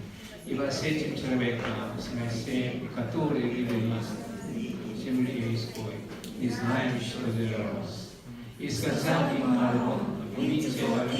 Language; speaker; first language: Russian; non-native, learner; Korean